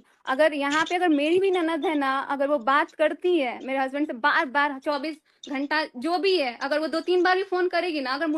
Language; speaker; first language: Hindi; native; Hindi